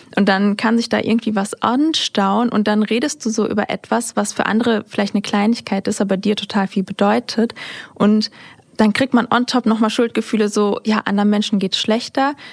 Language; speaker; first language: German; early bilingual, other home language; Turkish